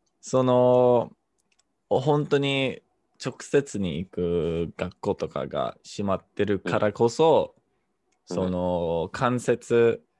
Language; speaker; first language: Japanese; non-native, fluent; English